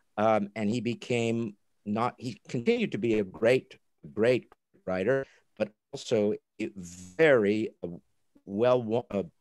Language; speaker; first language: English; native; English